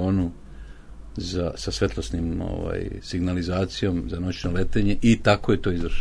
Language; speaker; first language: Serbian; native; Serbian